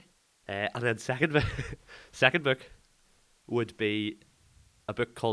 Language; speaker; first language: English; native; English